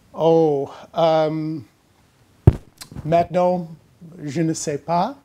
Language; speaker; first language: French; non-native, learner; English